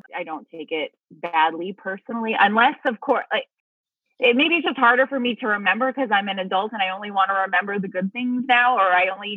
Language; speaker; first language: English; early bilingual, other home language; Filipino